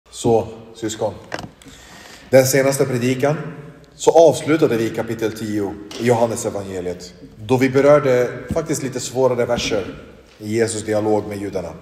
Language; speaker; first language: Swedish; non-native, local second language; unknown